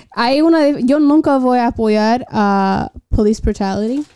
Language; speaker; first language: Spanish; non-native, fluent; English